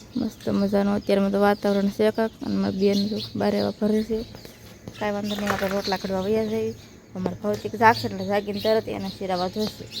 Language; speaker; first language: Gujarati; native; Gujarati